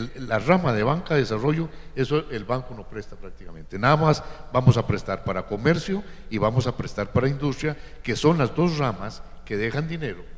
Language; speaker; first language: Spanish; native; Spanish